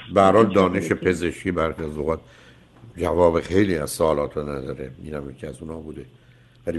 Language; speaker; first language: Persian; native; Persian